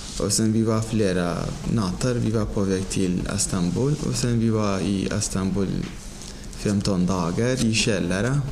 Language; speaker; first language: Swedish; non-native, fluent; Persian